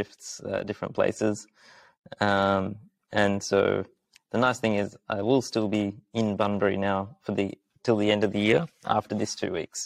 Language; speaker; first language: English; early bilingual, other home language; Sinhala